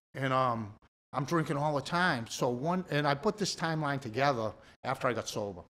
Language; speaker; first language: English; native; English